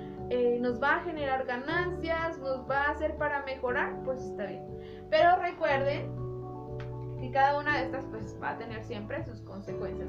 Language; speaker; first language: Spanish; native; Spanish